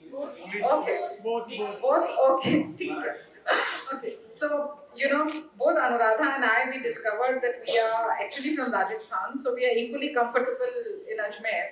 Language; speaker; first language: English; non-native, local second language; Hindi